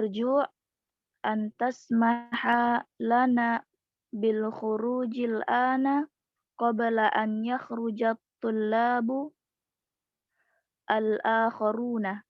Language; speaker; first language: Arabic; non-native, learner; Indonesian